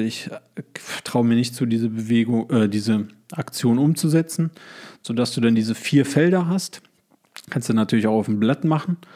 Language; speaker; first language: German; native; German